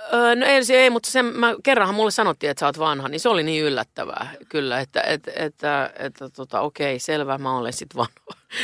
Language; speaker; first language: Finnish; non-native, local second language; Swedish